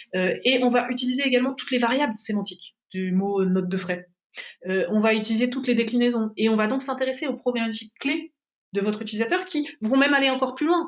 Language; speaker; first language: French; native; French